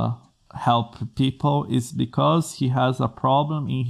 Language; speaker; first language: English; non-native, fluent; Portuguese